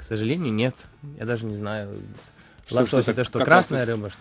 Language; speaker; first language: Russian; early bilingual, heritage; Russian